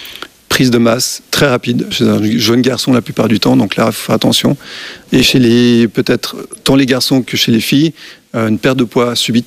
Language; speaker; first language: French; native; French